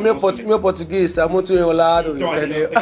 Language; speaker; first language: Portuguese; non-native, learner; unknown